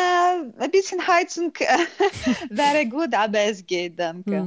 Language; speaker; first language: German; non-native, fluent; Ukrainian